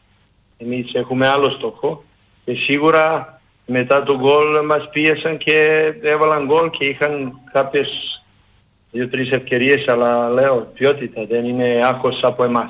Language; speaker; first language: Greek; non-native, learner; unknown